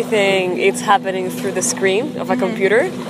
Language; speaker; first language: English; non-native, fluent; Spanish